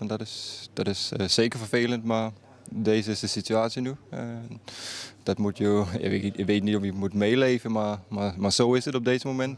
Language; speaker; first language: Dutch; non-native, fluent; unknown